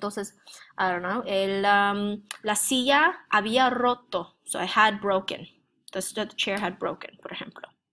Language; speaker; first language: Spanish; non-native, fluent; English